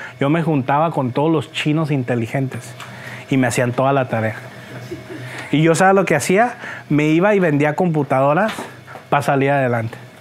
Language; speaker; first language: Spanish; early bilingual, heritage; Spanish